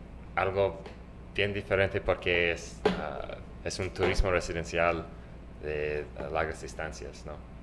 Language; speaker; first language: Spanish; non-native, fluent; English